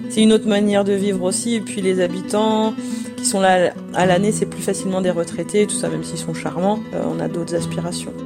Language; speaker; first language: French; native; French